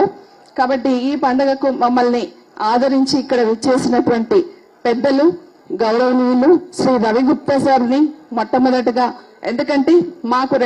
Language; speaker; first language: Telugu; native; Telugu